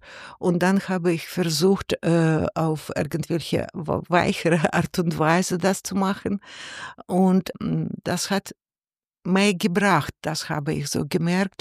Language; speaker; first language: German; non-native, learner; Russian